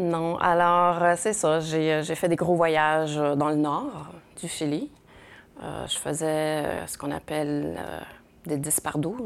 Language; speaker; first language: French; early bilingual, other home language; Spanish